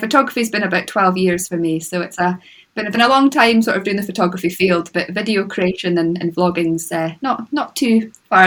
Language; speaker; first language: English; native; English